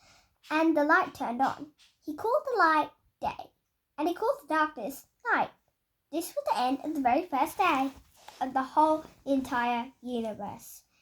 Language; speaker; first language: English; native; English